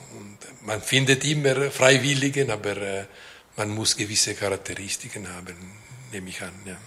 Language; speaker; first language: German; non-native, local second language; French